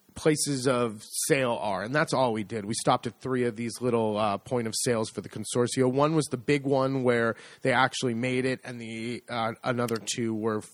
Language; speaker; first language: English; native; English